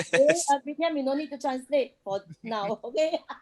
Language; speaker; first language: English; non-native, learner; Chinese